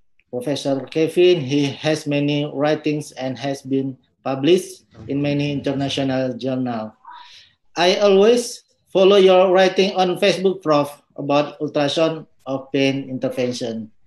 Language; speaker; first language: English; non-native, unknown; Indonesian